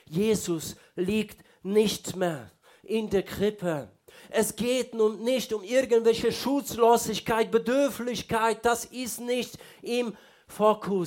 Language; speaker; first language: German; non-native, fluent; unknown